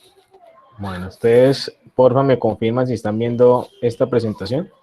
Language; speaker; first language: Spanish; native; Spanish